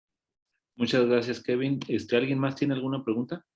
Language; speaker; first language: Spanish; native; Spanish